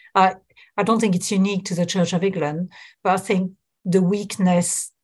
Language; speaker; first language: English; non-native, fluent; French